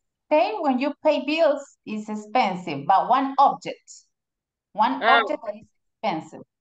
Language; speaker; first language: English; non-native, fluent; Spanish